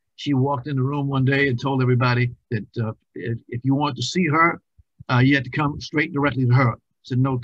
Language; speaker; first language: English; native; English